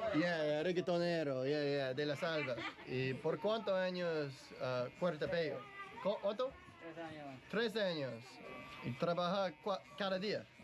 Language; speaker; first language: Spanish; non-native, learner; English